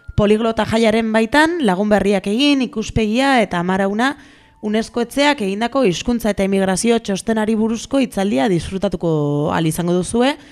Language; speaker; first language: Basque; non-native, local second language; Spanish